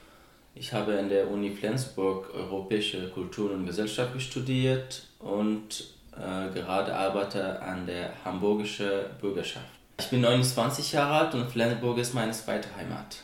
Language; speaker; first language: German; non-native, fluent; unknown